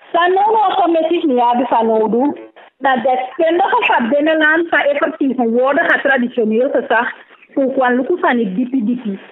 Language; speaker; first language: Dutch; non-native, local second language; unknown